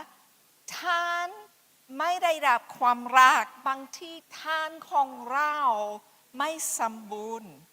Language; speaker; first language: Thai; non-native, fluent; English